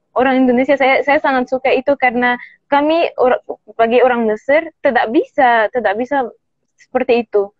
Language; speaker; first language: Indonesian; non-native, learner; Arabic